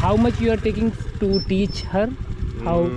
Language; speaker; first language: English; non-native, learner; Hindi